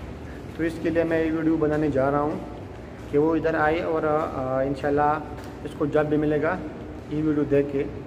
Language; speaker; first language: Hindi; non-native, local second language; Pashto